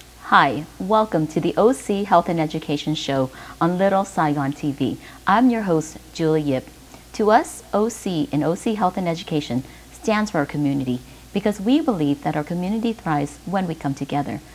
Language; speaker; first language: English; early bilingual, other home language; Vietnamese